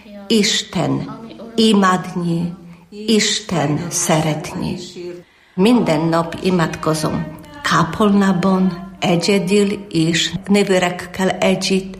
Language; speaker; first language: Hungarian; non-native, learner; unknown